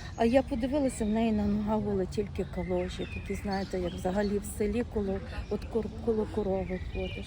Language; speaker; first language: Ukrainian; native; Ukrainian